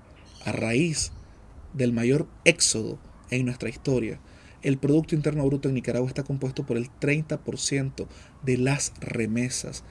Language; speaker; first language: Spanish; native; Spanish